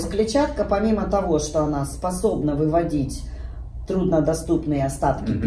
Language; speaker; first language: Russian; native; Russian